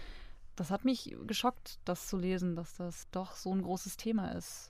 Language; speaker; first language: German; native; German